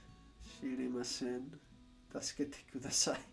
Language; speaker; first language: Japanese; non-native, learner; English